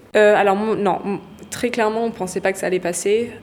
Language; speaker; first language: French; early bilingual, other home language; English